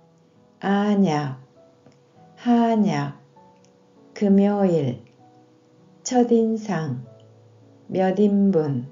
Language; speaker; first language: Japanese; non-native, fluent; Korean